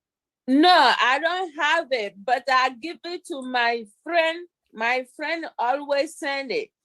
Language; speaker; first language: English; non-native, learner; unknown